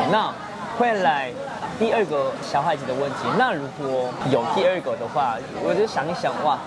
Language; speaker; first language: Chinese; non-native, fluent; Korean